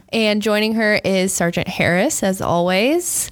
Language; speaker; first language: English; native; English